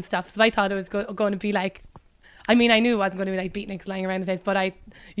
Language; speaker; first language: English; native; English